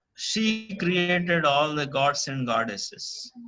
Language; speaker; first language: English; non-native, local second language; Telugu